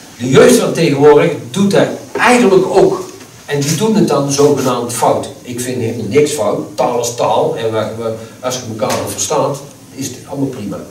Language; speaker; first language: Dutch; native; Dutch